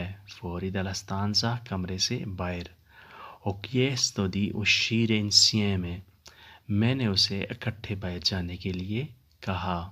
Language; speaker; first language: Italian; non-native, learner; Urdu